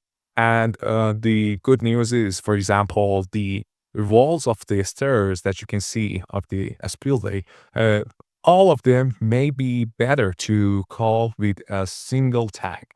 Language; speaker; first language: English; non-native, fluent; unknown